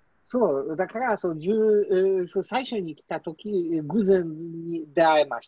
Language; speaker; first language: Japanese; non-native, learner; Polish